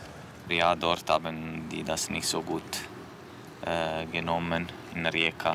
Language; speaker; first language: German; non-native, local second language; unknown